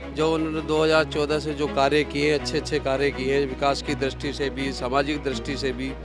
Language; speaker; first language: Hindi; native; Hindi